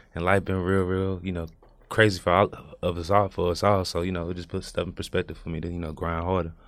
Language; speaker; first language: English; native; English